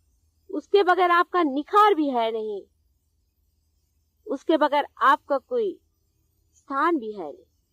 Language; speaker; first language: Hindi; non-native, local second language; Marathi